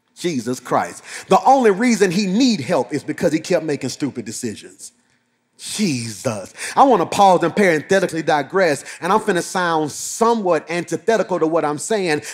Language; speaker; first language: English; native; English